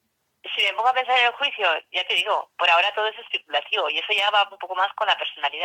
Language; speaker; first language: Spanish; native; Spanish